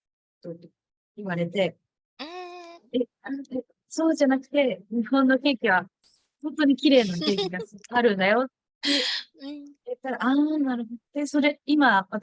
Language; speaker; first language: Japanese; non-native, fluent; Spanish